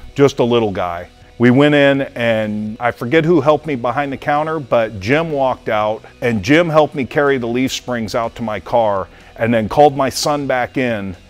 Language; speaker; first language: English; native; English